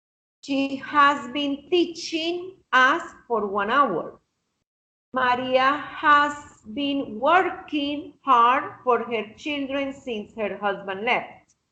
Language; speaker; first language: English; non-native, fluent; Spanish